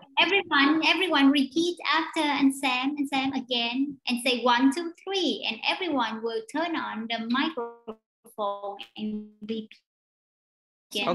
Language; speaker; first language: English; non-native, fluent; Vietnamese